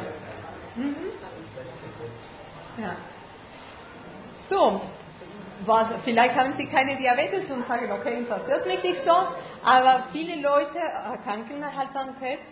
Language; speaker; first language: German; non-native, fluent; Spanish